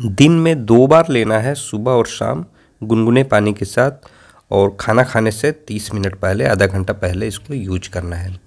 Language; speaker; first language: Hindi; native; Hindi